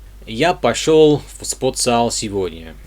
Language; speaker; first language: Russian; non-native, learner; English